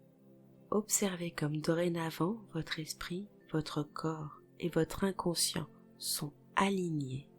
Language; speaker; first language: French; native; French